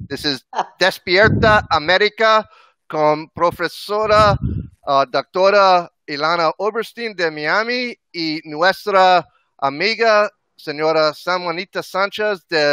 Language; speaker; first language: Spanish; non-native, learner; English